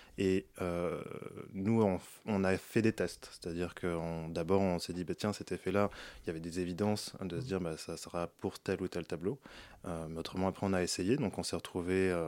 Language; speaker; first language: French; native; French